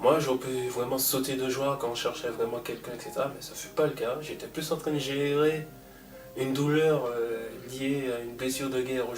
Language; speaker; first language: French; native; French